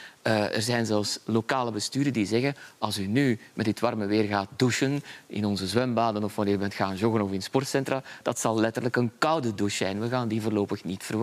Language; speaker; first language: Dutch; native; Dutch